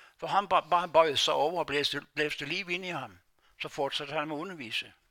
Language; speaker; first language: Danish; non-native, fluent; Norwegian